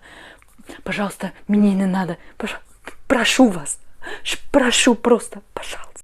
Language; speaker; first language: Russian; non-native, learner; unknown